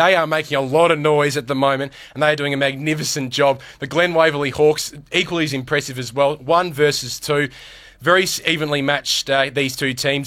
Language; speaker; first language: English; native; English